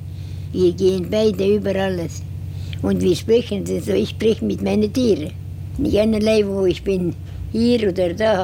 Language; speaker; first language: German; non-native, learner; Estonian